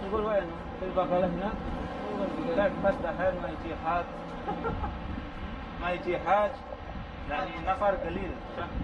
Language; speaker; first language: Arabic; non-native, fluent; Indonesian